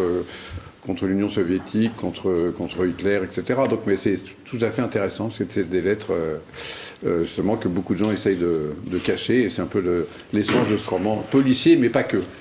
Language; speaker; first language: French; native; French